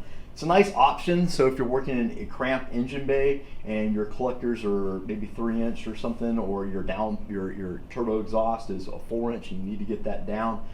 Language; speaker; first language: English; native; English